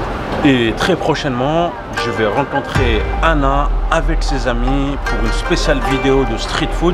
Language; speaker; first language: French; native; French